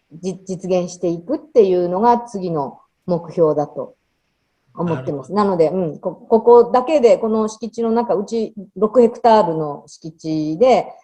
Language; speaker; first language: Japanese; native; Japanese